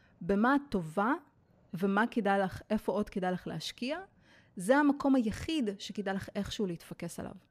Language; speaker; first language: Hebrew; native; Hebrew